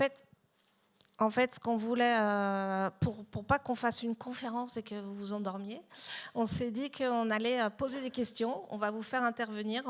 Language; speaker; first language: French; native; French